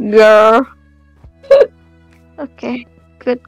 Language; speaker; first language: English; non-native, learner; Indonesian